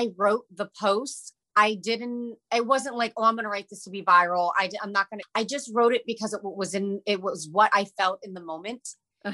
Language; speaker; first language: English; native; English